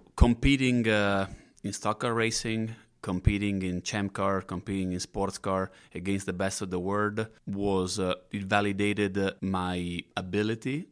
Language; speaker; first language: English; non-native, fluent; Italian